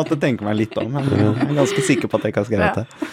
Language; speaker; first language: Norwegian; native; Norwegian